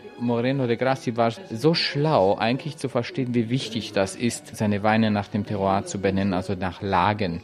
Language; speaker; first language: German; non-native, fluent; Croatian